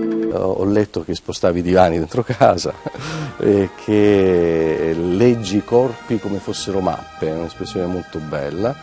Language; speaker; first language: Italian; native; Italian